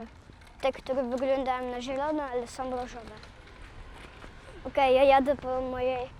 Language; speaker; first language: Polish; early bilingual, other home language; Russian